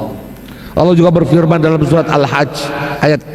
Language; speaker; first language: Indonesian; native; Indonesian